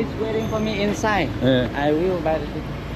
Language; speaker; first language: English; non-native, learner; Korean